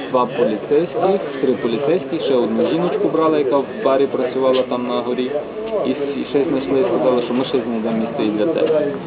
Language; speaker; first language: Ukrainian; native; Ukrainian